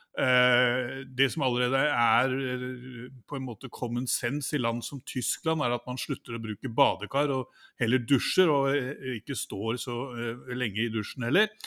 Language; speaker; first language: Norwegian; native; Norwegian